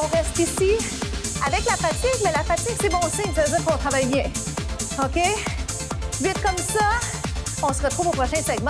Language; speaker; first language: French; native; French